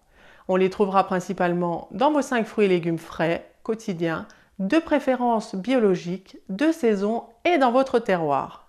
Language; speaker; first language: French; native; French